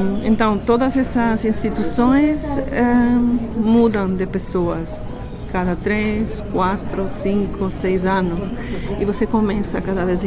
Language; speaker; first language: Portuguese; non-native, fluent; Spanish